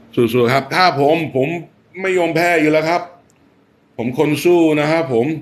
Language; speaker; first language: Thai; non-native, fluent; English